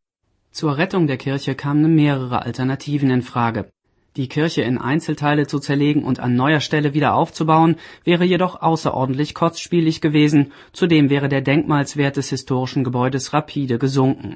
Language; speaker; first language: German; native; German